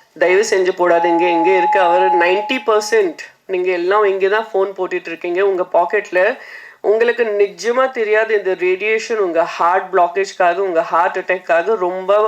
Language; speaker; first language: Tamil; non-native, fluent; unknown